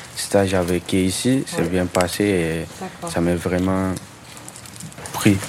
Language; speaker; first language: French; non-native, learner; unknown